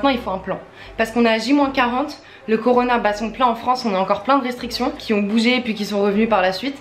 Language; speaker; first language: French; native; French